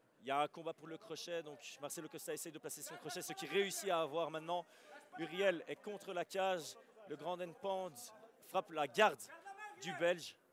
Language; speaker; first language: French; native; French